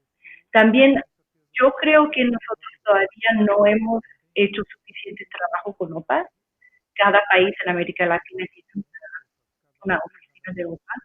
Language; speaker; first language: Spanish; non-native, fluent; English